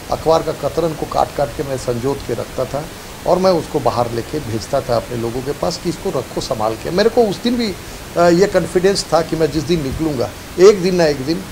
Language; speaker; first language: Hindi; native; Hindi